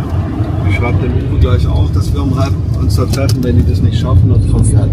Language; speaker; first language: German; native; German